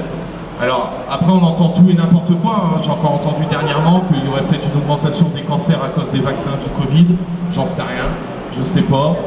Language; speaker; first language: French; native; French